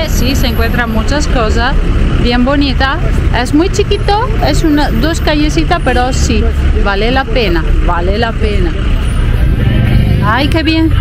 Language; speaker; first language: Spanish; non-native, fluent; Italian